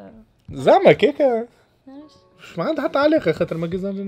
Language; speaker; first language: Arabic; native; Arabic